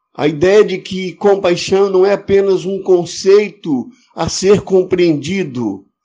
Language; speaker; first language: Portuguese; non-native, fluent; Ukrainian